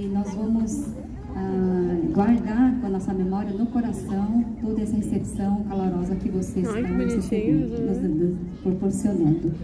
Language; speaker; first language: Portuguese; early bilingual, heritage; Korean